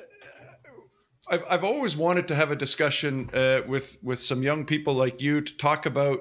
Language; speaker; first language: English; native; English